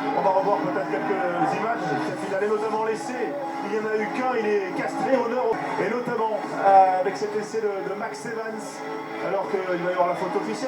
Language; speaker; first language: French; native; French